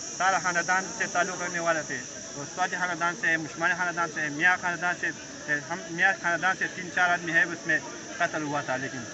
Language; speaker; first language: Urdu; non-native, local second language; Pashto